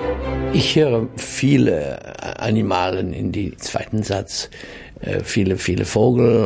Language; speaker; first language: German; non-native, learner; English